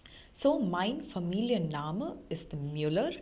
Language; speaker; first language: German; non-native, fluent; Hindi